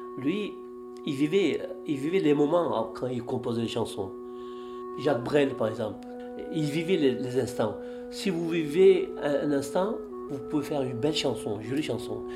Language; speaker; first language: French; non-native, fluent; Turkish